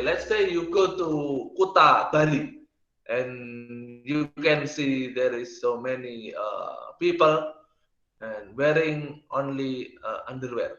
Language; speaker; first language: English; non-native, learner; Indonesian